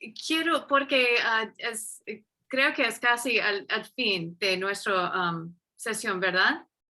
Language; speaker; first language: Spanish; non-native, fluent; English